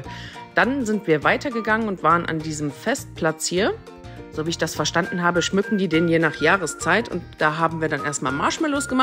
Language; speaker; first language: German; native; German